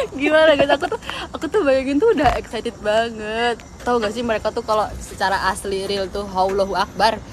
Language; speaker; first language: Indonesian; native; Indonesian